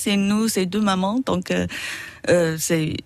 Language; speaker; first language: French; non-native, learner; Chinese